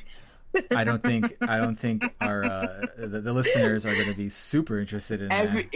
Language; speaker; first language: English; native; English